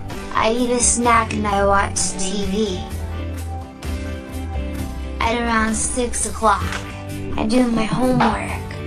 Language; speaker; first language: English; non-native, learner; Vietnamese